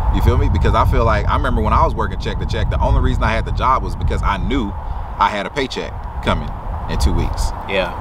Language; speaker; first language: English; native; English